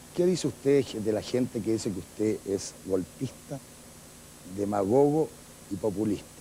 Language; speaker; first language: Spanish; native; Spanish